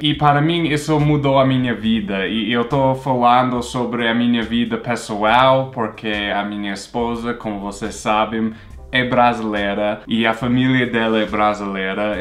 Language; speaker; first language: Portuguese; non-native, fluent; English